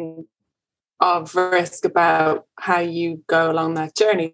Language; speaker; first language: English; native; English